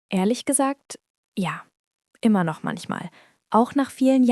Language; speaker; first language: German; non-native, fluent; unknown